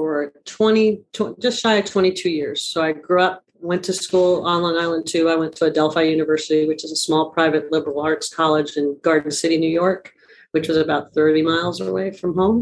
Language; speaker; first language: English; native; English